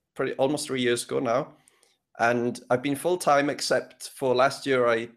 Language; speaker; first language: English; native; English